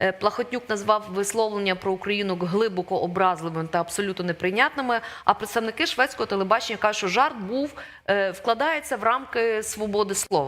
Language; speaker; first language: Ukrainian; native; Ukrainian